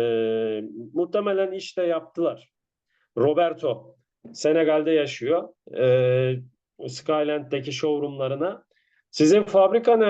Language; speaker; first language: Turkish; native; Turkish